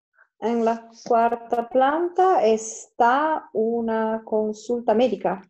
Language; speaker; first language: Spanish; non-native, learner; Italian